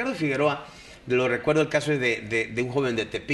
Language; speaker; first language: Spanish; native; Spanish